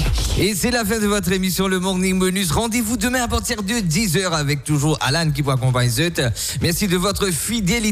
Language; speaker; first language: French; non-native, local second language; Morisyen